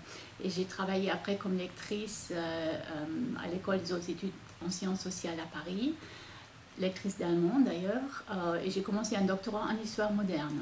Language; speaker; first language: French; non-native, fluent; German